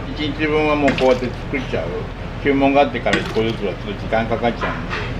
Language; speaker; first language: Japanese; native; Japanese